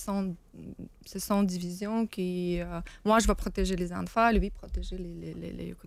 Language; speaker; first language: French; non-native, learner; Ukrainian